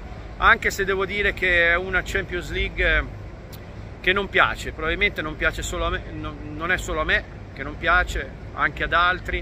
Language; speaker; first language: Italian; native; Italian